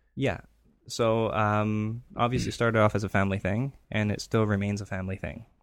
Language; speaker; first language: English; early bilingual, other home language; Greek